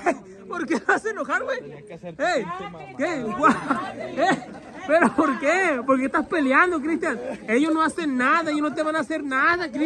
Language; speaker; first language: Spanish; native; Spanish